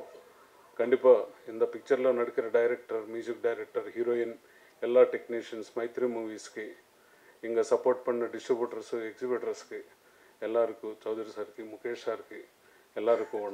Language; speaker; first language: Tamil; non-native, learner; Telugu